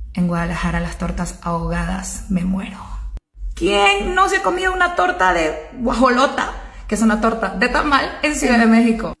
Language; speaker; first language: Spanish; native; Spanish